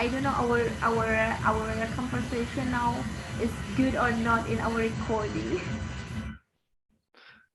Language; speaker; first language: English; non-native, fluent; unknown